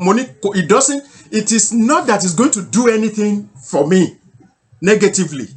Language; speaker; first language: English; non-native, local second language; Yoruba